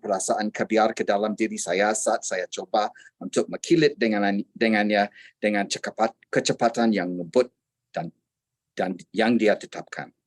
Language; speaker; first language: Indonesian; non-native, fluent; English